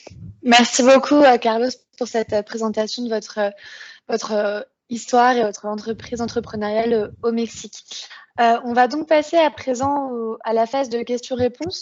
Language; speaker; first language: French; native; French